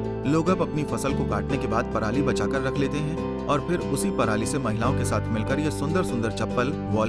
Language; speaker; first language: Hindi; native; Hindi